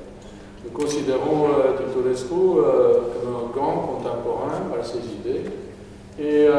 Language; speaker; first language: French; non-native, fluent; Romanian